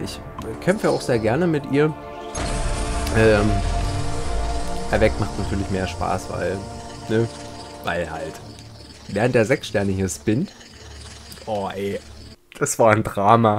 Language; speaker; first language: German; native; German